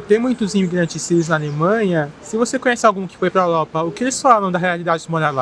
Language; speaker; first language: Portuguese; native; Portuguese